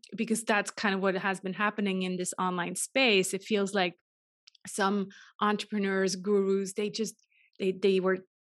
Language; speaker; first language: English; non-native, fluent; German